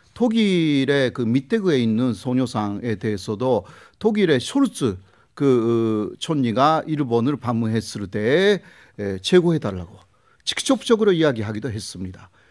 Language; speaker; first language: Korean; non-native, fluent; Japanese